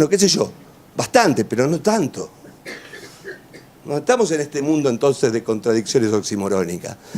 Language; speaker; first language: Spanish; native; Spanish